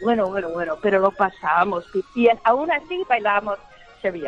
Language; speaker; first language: Spanish; early bilingual, heritage; Spanish